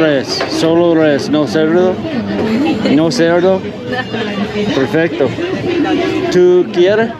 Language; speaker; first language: Spanish; non-native, learner; English